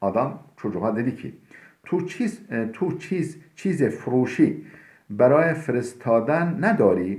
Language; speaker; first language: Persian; non-native, fluent; Turkish